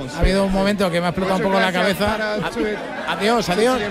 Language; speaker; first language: Spanish; native; Spanish